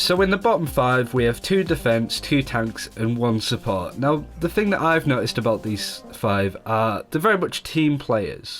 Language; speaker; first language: English; native; English